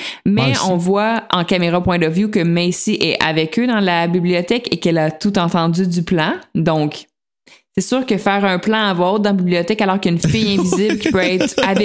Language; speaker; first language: French; native; French